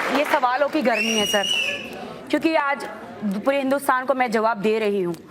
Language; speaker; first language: Hindi; native; Hindi